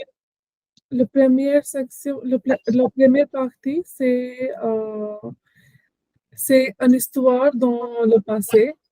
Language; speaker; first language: French; non-native, learner; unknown